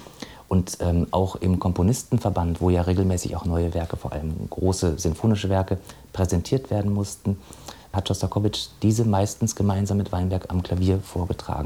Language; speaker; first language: German; native; German